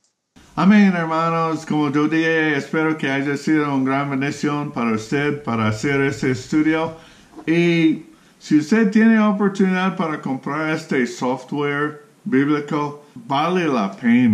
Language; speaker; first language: Spanish; non-native, learner; English